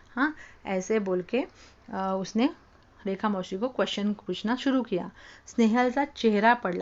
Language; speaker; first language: Hindi; non-native, local second language; Marathi